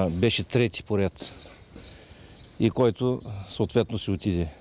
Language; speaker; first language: Bulgarian; native; Bulgarian